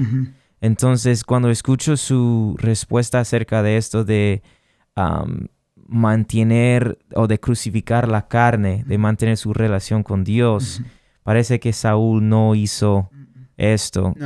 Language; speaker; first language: Spanish; non-native, fluent; English